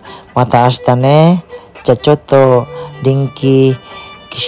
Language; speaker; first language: Japanese; non-native, learner; Filipino